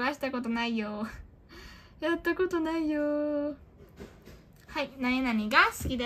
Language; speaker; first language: Japanese; early bilingual, heritage; Japanese